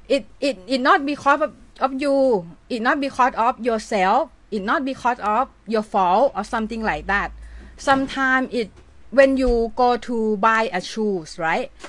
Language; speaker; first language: English; non-native, learner; Thai